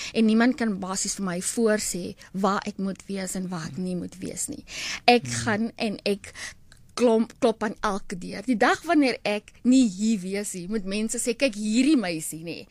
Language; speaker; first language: Afrikaans; native; Afrikaans